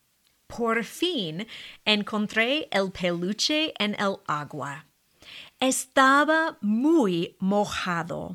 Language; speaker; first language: Spanish; non-native, fluent; English